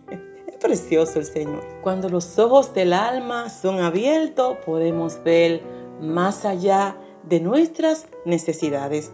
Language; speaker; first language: Spanish; native; Spanish